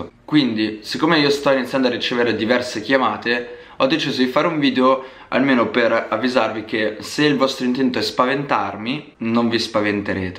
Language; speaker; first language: Italian; native; Italian